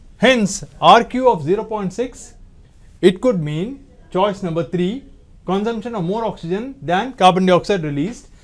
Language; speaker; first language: English; non-native, local second language; Tamil